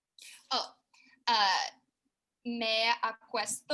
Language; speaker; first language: Spanish; non-native, learner; English